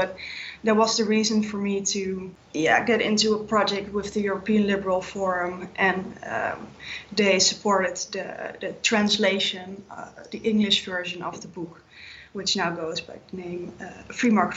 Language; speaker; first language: English; non-native, fluent; Dutch